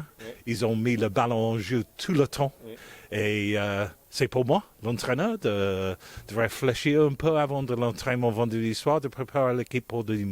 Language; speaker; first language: French; non-native, fluent; English